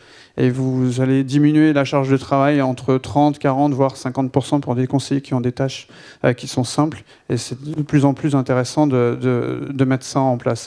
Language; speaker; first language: French; native; French